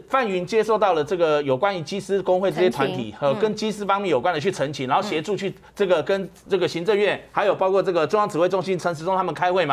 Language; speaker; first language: Chinese; native; Chinese